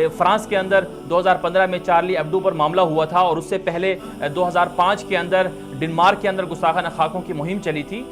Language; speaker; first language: Urdu; native; Urdu